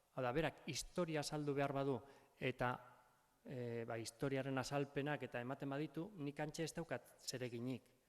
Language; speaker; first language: Basque; native; Basque